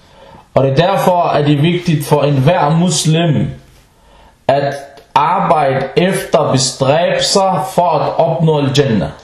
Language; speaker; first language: Danish; non-native, fluent; Arabic